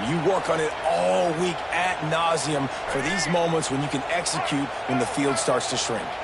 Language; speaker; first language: English; native; English